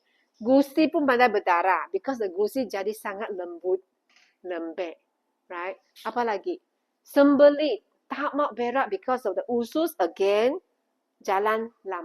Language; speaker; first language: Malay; non-native, local second language; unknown